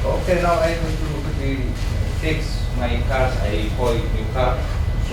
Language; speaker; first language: English; non-native, learner; Arabic